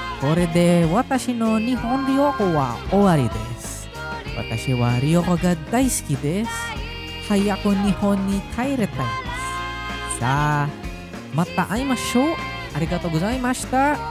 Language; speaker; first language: Japanese; non-native, learner; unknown